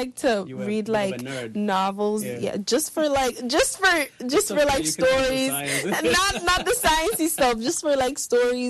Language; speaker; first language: English; non-native, local second language; Igbo